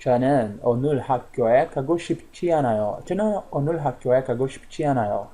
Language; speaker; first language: Korean; non-native, learner; Portuguese